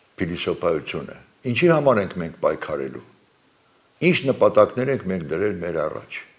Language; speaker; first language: Armenian; native; Armenian